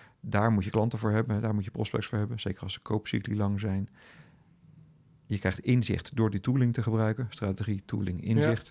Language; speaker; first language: Dutch; native; Dutch